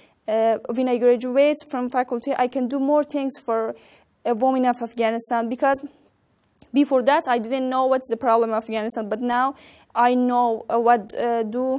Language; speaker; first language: English; non-native, learner; Persian